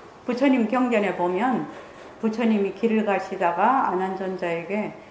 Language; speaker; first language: Korean; native; Korean